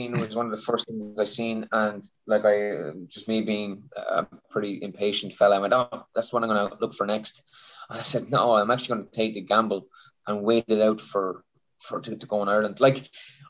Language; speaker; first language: English; native; English